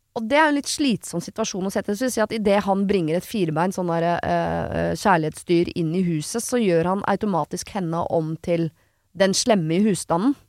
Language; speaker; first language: Norwegian; native; Norwegian